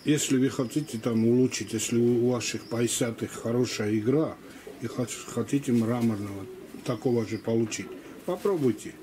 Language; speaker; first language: Russian; non-native, local second language; Georgian